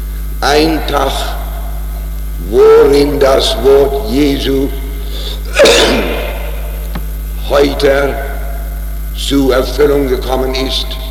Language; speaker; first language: German; non-native, fluent; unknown